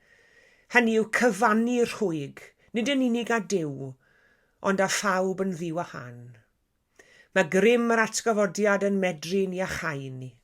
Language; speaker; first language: Welsh; native; Welsh